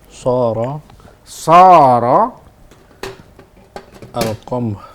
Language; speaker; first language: Arabic; non-native, learner; Indonesian